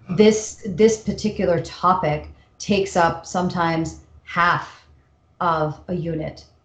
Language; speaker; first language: English; native; English